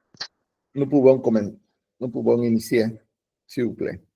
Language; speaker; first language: French; non-native, learner; Spanish